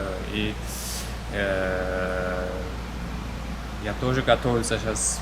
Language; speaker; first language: Russian; non-native, learner; Uzbek